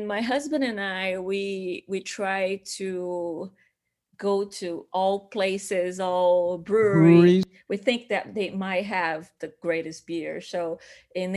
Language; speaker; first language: English; non-native, fluent; Portuguese